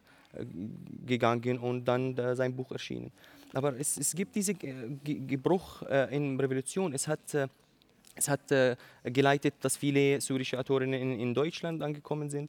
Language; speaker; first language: German; non-native, learner; Arabic